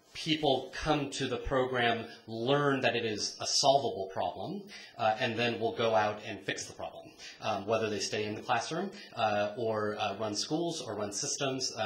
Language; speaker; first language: English; native; English